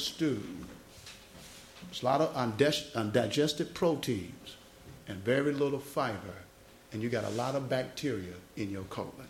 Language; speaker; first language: English; native; English